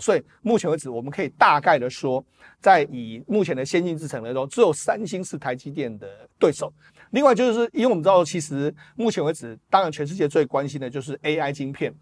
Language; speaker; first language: Chinese; native; Chinese